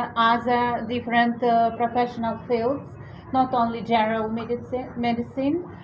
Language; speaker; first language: English; non-native, fluent; Russian